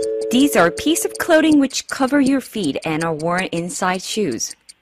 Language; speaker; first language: English; non-native, fluent; Korean